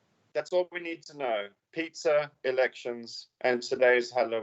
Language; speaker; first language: English; native; English